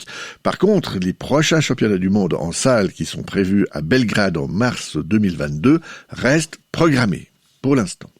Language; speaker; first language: French; native; French